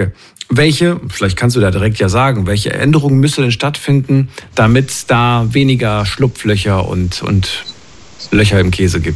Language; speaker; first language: German; native; German